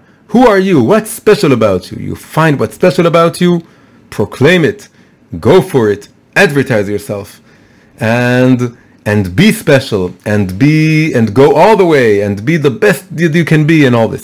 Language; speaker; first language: English; non-native, fluent; Hebrew